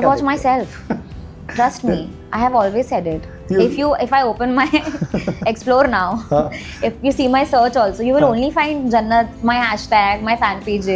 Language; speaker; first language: English; non-native, local second language; Hindi